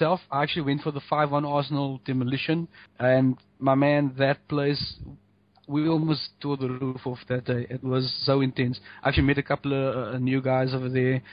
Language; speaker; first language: English; native; English